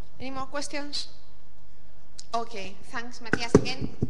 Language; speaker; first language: English; non-native, fluent; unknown